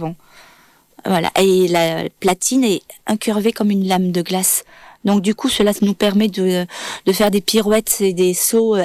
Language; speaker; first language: French; native; French